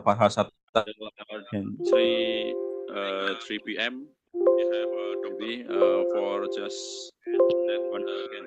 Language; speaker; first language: English; non-native, learner; Indonesian